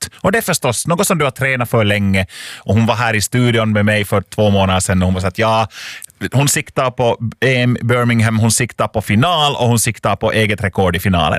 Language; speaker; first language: Swedish; native; Swedish